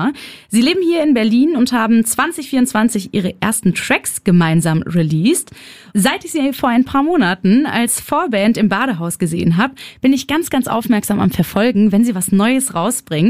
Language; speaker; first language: German; native; German